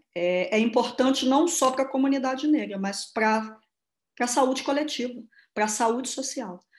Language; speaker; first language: Portuguese; native; Portuguese